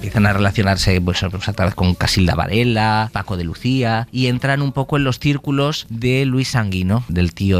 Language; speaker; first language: Spanish; native; Spanish